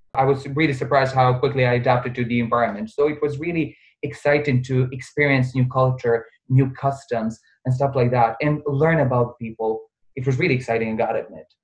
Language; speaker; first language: English; non-native, fluent; Bosnian